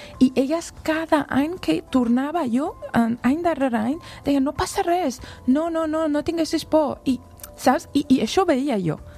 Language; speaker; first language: Catalan; non-native, fluent; Persian